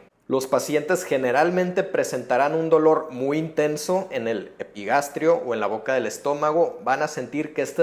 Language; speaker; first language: Spanish; native; Spanish